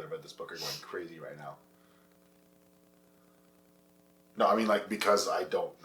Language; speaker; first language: English; native; English